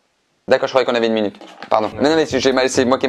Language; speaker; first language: French; native; French